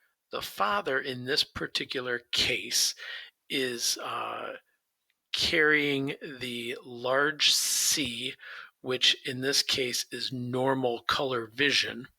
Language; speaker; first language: English; native; English